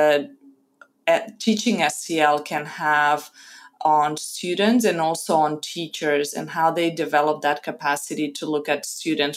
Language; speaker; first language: English; non-native, fluent; Spanish